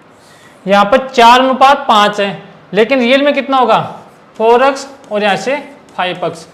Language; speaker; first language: Hindi; native; Hindi